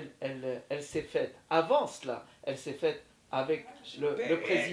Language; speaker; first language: French; native; French